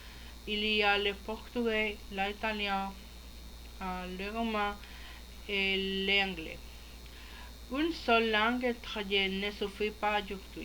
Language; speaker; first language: French; non-native, learner; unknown